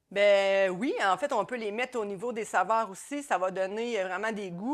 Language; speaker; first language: French; native; French